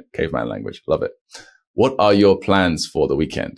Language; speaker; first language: English; native; English